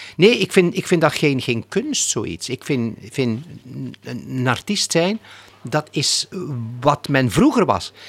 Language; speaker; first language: Dutch; native; Dutch